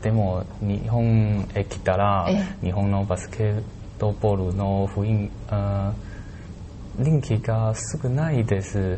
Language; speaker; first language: Japanese; non-native, learner; Chinese